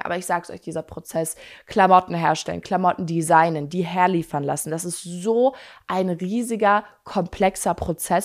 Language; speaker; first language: German; native; German